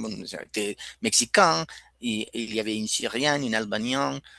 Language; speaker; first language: French; non-native, fluent; Spanish